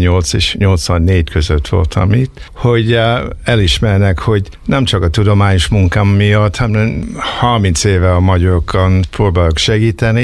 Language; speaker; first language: Hungarian; early bilingual, heritage; Hungarian